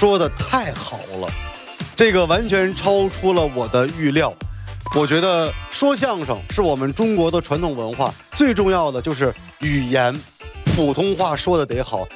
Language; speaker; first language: Chinese; native; Chinese